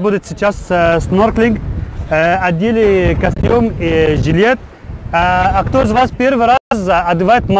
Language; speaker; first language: Russian; non-native, learner; Arabic